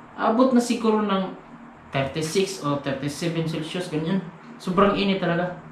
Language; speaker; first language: Filipino; non-native, local second language; Cebuano